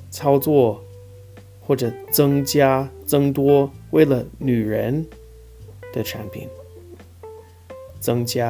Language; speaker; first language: Chinese; non-native, fluent; English